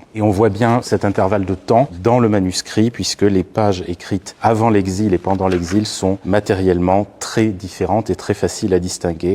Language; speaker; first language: French; native; French